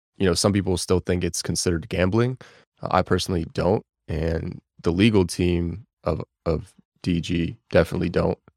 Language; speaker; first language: English; early bilingual, other home language; Bulgarian